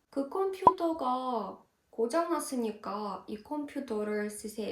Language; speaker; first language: Korean; non-native, fluent; Ukrainian